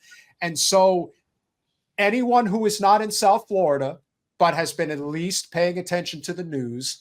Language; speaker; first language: English; native; English